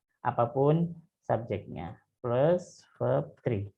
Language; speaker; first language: Indonesian; native; Indonesian